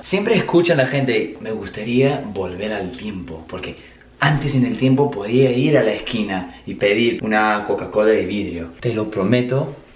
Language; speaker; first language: Spanish; non-native, fluent; English